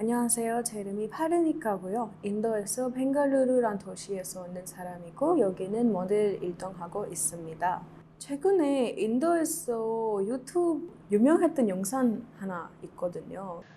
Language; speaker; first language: Korean; non-native, learner; Kannada